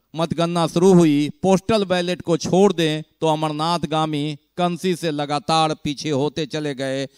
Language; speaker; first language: Hindi; native; Hindi